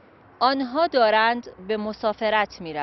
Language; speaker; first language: Persian; non-native, fluent; Urdu